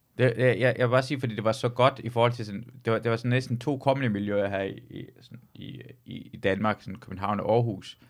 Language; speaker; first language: Danish; native; Danish